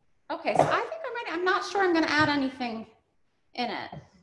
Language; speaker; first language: English; native; English